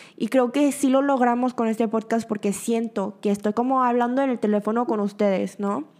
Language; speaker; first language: Spanish; early bilingual, other home language; Korean